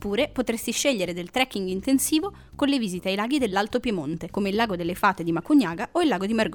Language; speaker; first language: Italian; native; Italian